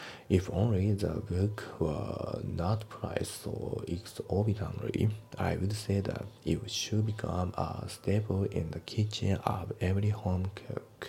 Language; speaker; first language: English; non-native, fluent; Japanese